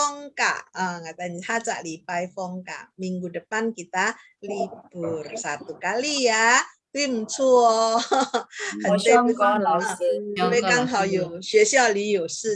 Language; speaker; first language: Chinese; early bilingual, heritage; Chinese